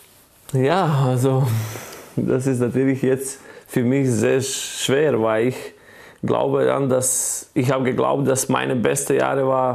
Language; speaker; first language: German; non-native, fluent; Croatian